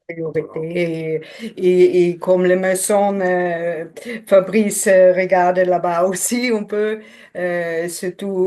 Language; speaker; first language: French; non-native, learner; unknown